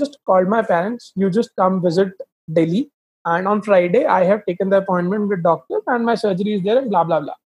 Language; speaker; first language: English; non-native, local second language; Hindi